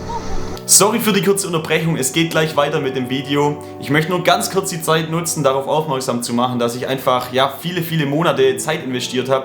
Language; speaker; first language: German; native; German